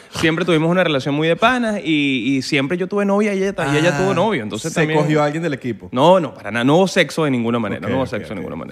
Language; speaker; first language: Spanish; native; Spanish